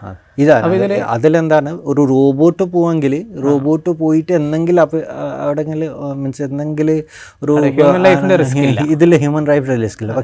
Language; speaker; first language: Malayalam; non-native, fluent; Bangla